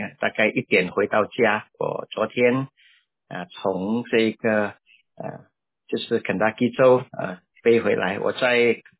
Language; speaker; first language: Chinese; native; Chinese